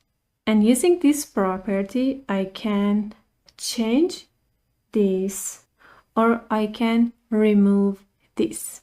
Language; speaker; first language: English; non-native, fluent; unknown